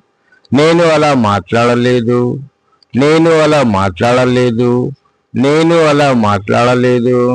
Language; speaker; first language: Telugu; non-native, fluent; Hindi